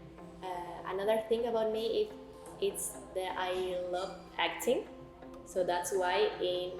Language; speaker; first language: English; non-native, learner; Spanish